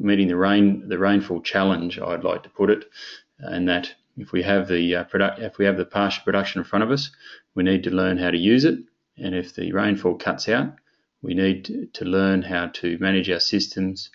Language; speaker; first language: English; native; English